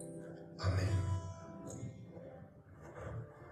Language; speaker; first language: German; non-native, learner; Italian